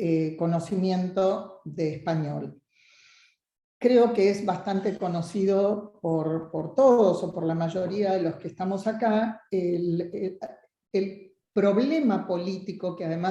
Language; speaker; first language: Spanish; native; Spanish